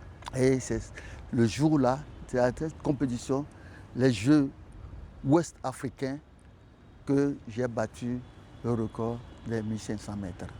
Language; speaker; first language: French; non-native, local second language; Ewe